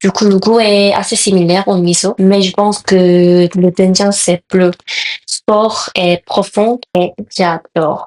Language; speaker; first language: French; non-native, fluent; Korean